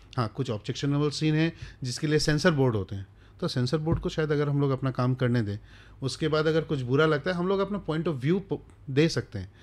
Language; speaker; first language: Hindi; non-native, local second language; Bangla